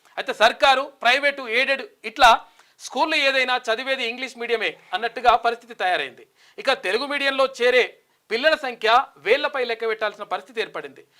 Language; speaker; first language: Telugu; native; Telugu